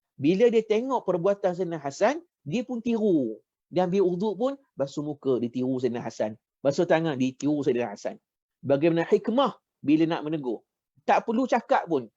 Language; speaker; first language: Malay; native; Malay